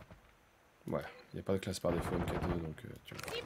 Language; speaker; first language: French; native; French